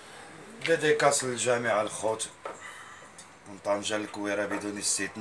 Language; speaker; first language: Arabic; native; Arabic